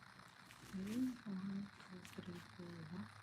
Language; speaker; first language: English; non-native, local second language; Filipino